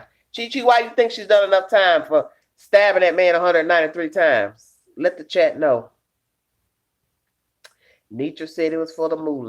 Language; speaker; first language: English; native; English